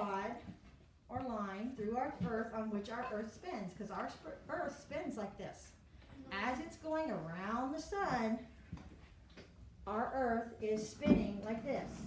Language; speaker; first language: English; native; English